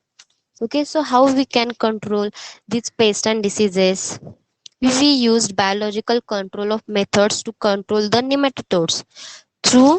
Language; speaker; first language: English; non-native, local second language; Hindi